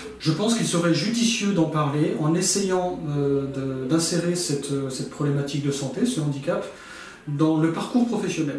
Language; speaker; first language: French; native; French